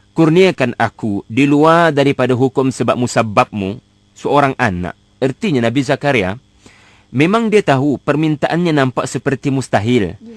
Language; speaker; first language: Malay; native; Malay